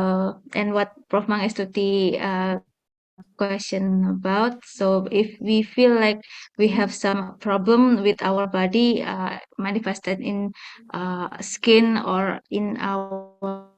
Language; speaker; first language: English; non-native, fluent; Indonesian